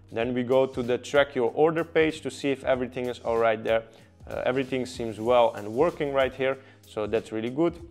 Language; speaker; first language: English; non-native, fluent; Dutch